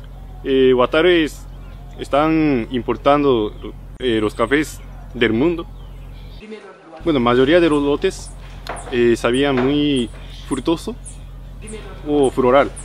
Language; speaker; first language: Spanish; non-native, fluent; Japanese